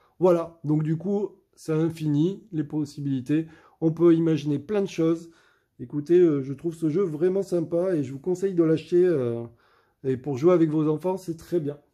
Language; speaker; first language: French; native; French